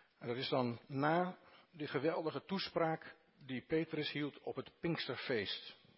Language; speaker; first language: Dutch; native; Dutch